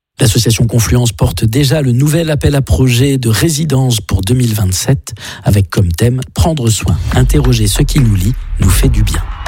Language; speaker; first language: French; native; French